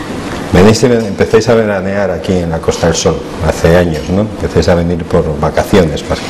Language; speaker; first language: Spanish; native; Spanish